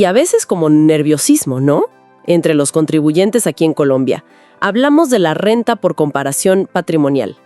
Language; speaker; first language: Spanish; native; Spanish